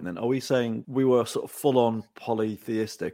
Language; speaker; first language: English; native; English